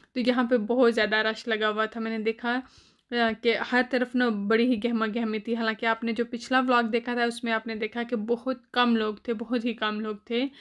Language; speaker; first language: Urdu; native; Urdu